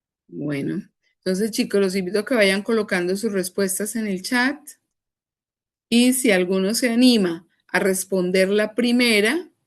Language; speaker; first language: Spanish; native; Spanish